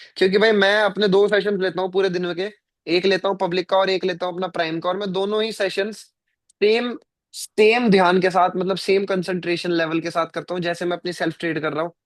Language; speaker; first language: Hindi; native; Hindi